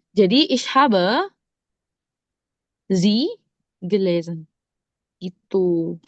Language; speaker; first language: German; non-native, learner; Indonesian